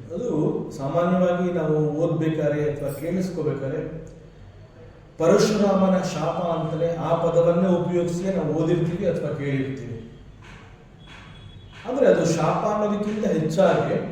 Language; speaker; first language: Kannada; native; Kannada